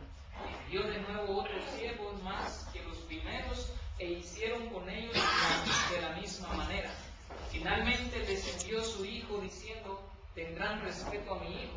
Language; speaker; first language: Spanish; native; Spanish